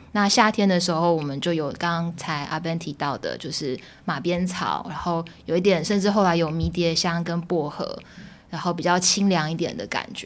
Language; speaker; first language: Chinese; early bilingual, heritage; Chinese